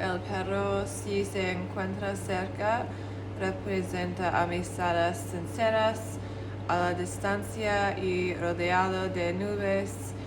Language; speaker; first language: Spanish; non-native, learner; English